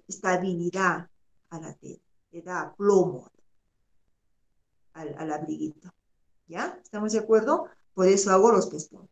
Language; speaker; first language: Spanish; native; Spanish